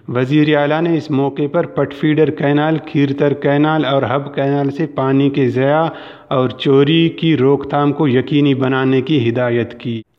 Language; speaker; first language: Urdu; non-native, local second language; Baluchi